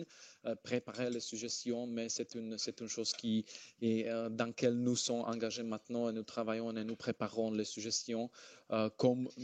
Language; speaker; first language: French; non-native, fluent; Slovak